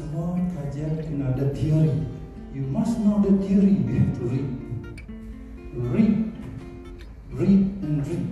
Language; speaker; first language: English; non-native, local second language; Malay